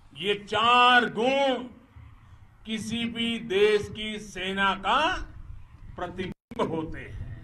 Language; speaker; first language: Hindi; non-native, local second language; Gujarati